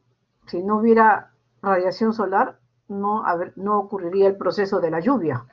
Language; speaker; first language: Spanish; native; Spanish